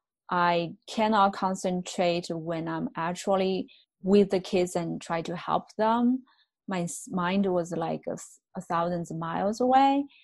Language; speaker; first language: English; non-native, fluent; Chinese